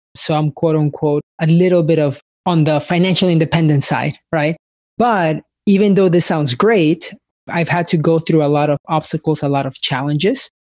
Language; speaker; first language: English; early bilingual, other home language; Spanish